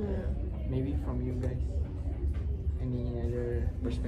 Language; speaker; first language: English; non-native, local second language; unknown